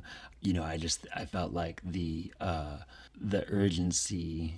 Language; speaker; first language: English; native; English